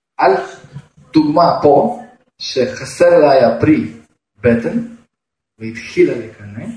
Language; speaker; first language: Hebrew; non-native, fluent; Russian